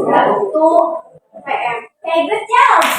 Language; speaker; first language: English; non-native, fluent; Indonesian